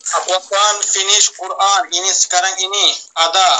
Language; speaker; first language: Indonesian; non-native, learner; Turkish